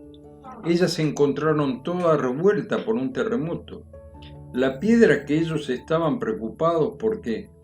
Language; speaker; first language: Spanish; native; Spanish